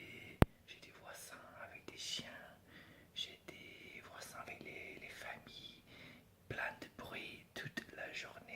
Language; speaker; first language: French; non-native, fluent; English